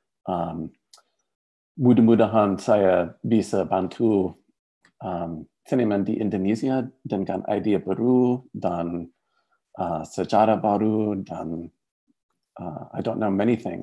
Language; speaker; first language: Indonesian; non-native, learner; English